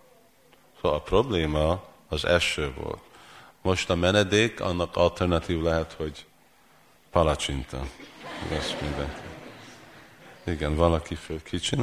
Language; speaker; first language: Hungarian; early bilingual, heritage; Hungarian